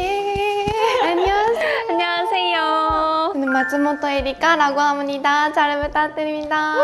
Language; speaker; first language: Korean; non-native, learner; Japanese